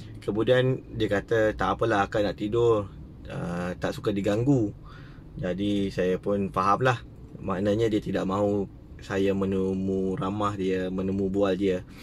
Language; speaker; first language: Malay; native; Malay